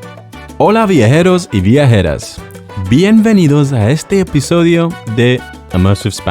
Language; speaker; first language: Spanish; non-native, fluent; English